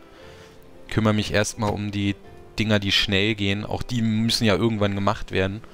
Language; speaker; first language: German; native; German